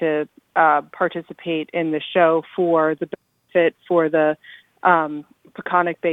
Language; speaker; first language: English; native; English